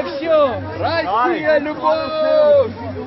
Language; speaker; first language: Russian; non-native, fluent; Armenian